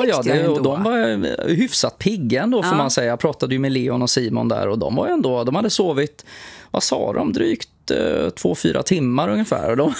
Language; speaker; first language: Swedish; native; Swedish